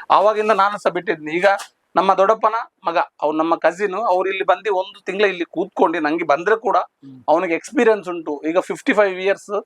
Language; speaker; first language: Kannada; native; Kannada